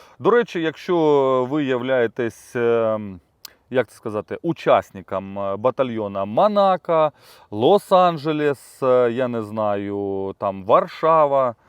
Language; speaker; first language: Ukrainian; non-native, local second language; Russian